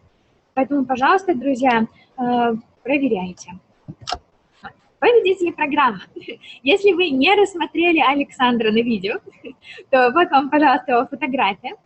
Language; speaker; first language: Russian; native; Russian